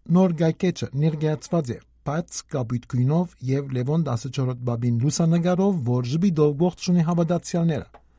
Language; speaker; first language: Armenian; native; Armenian